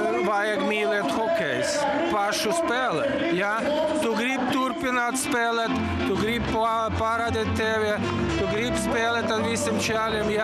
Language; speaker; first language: Latvian; non-native, learner; Russian